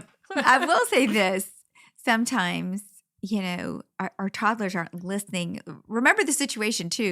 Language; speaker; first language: English; native; English